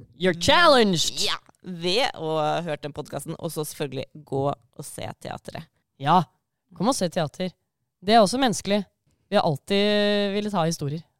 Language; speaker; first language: Norwegian; native; Norwegian